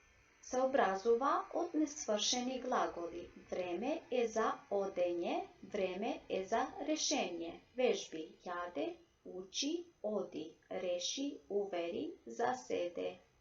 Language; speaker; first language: Macedonian; non-native, local second language; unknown